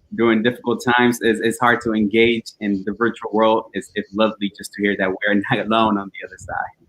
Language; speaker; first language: English; early bilingual, other home language; Spanish